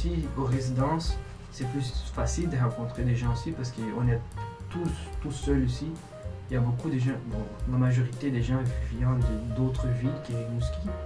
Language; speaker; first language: French; non-native, fluent; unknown